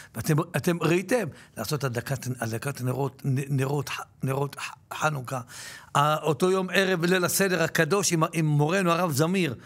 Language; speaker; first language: Hebrew; native; Hebrew